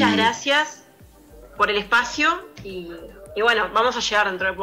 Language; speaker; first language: Spanish; native; Spanish